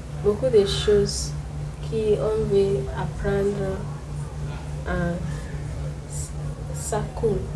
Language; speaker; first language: French; non-native, learner; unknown